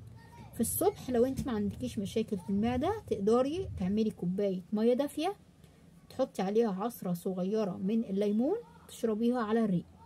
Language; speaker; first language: Arabic; native; Arabic